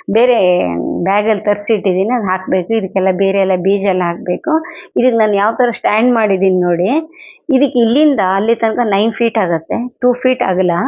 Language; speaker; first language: Kannada; non-native, local second language; Telugu